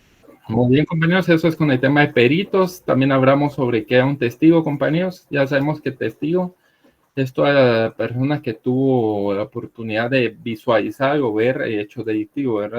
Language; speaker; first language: Spanish; native; Spanish